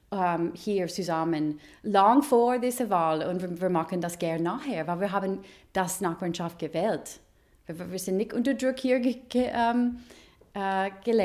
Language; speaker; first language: German; non-native, fluent; English